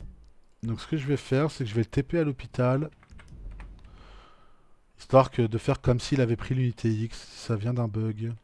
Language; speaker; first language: French; native; French